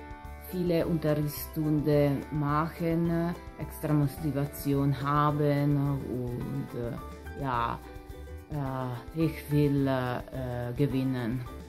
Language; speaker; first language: German; non-native, learner; Italian